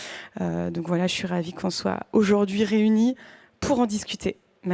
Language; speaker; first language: French; native; French